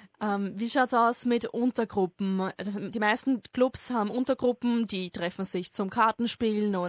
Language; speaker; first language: German; native; German